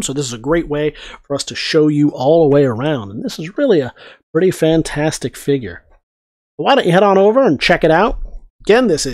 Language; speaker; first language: English; native; English